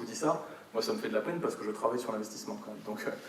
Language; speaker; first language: French; native; French